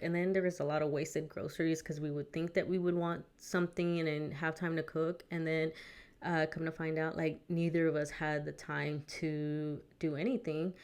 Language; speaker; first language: English; early bilingual, other home language; Spanish